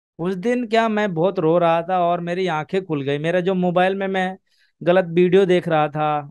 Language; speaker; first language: Hindi; native; Hindi